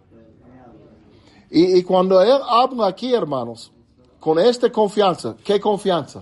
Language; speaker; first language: Spanish; non-native, fluent; English